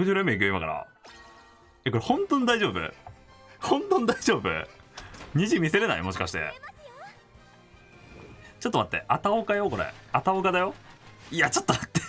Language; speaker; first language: Japanese; native; Japanese